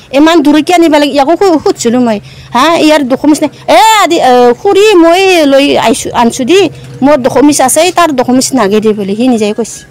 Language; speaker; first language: Assamese; non-native, local second language; Bodo